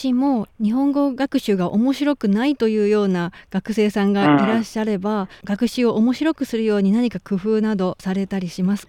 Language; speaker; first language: Japanese; native; Japanese